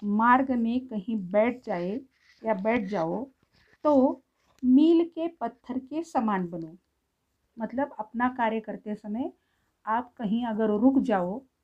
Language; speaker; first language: Hindi; non-native, local second language; Marathi